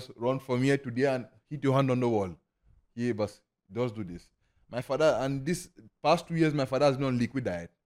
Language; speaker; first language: English; non-native, local second language; Igbo